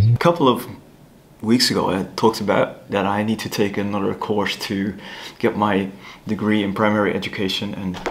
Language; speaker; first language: English; non-native, fluent; Dutch